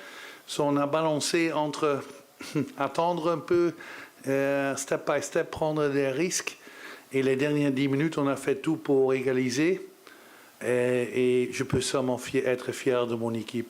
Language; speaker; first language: French; non-native, learner; Dutch